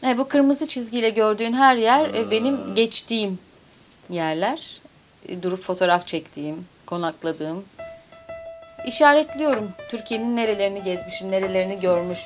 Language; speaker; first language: Turkish; native; Turkish